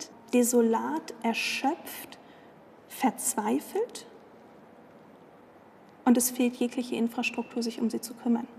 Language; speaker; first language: German; native; German